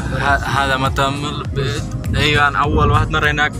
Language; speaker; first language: Arabic; non-native, learner; Bangla